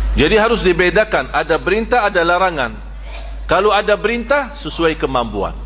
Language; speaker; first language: Malay; non-native, fluent; Arabic